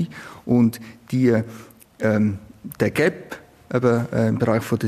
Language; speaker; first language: German; native; German